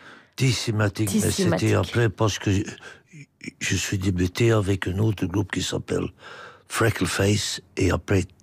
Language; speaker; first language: French; non-native, local second language; Dutch